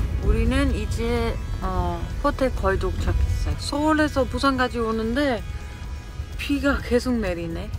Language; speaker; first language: Korean; non-native, fluent; German